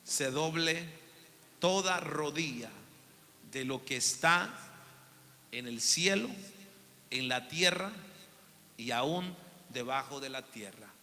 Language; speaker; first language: Spanish; native; Spanish